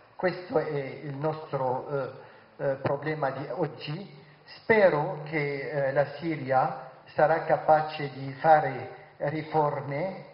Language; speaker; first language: Italian; non-native, fluent; Arabic